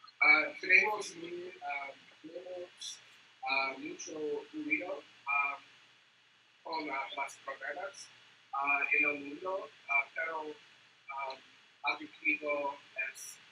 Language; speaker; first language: Spanish; non-native, learner; English